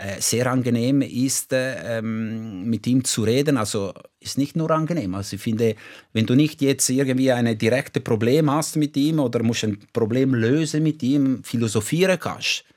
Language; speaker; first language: German; non-native, local second language; Italian